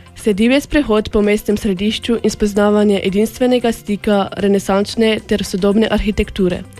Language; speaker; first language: Slovenian; native; Slovenian